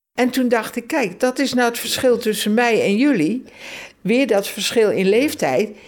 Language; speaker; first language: Dutch; native; Dutch